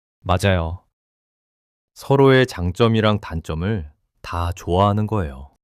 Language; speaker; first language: Korean; early bilingual, heritage; English